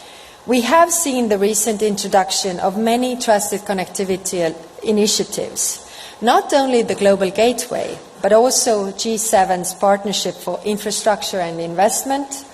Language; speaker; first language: English; non-native, fluent; Estonian